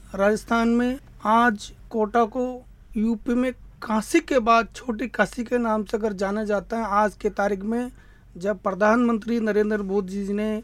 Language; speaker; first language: Hindi; native; Hindi